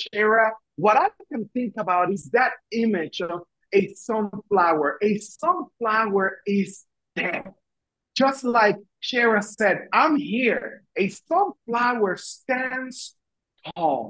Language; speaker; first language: English; non-native, fluent; Spanish